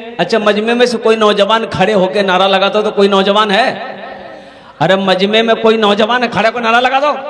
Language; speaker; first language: Hindi; non-native, local second language; Bangla